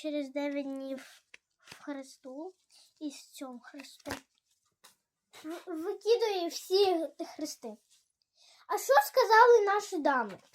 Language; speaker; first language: Ukrainian; non-native, local second language; Russian